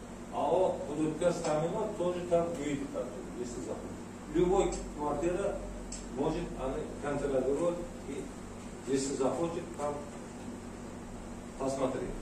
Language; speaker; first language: Russian; non-native, local second language; Uzbek